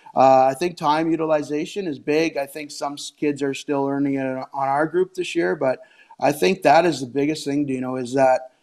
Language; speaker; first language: English; native; English